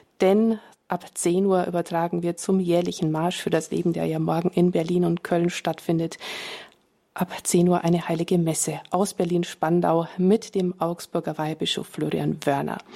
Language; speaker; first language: German; native; German